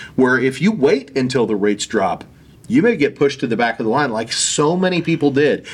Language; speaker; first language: English; native; English